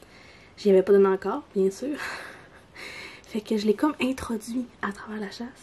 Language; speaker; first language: French; native; French